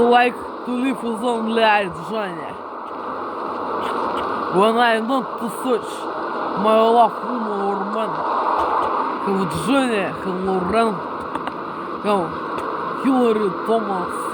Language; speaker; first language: English; non-native, learner; Russian